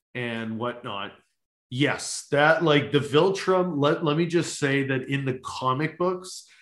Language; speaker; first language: English; native; English